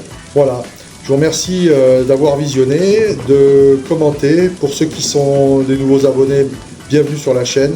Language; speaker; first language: French; native; French